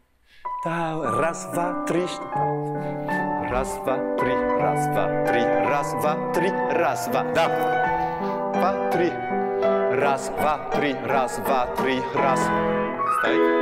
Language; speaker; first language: Russian; non-native, learner; French